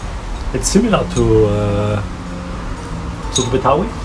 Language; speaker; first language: English; non-native, fluent; German